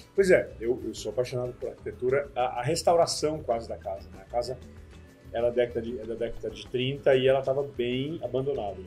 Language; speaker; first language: Portuguese; native; Portuguese